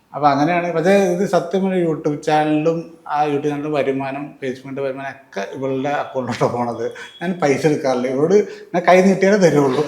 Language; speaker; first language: Malayalam; native; Malayalam